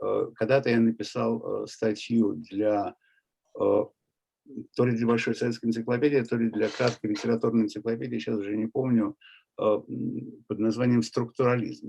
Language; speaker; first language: Russian; native; Russian